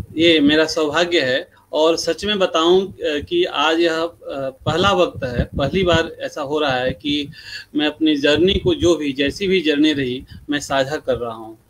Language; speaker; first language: Hindi; non-native, local second language; Bhojpuri